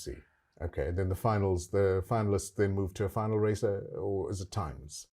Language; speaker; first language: English; native; English